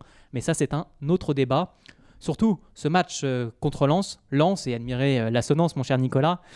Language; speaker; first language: French; native; French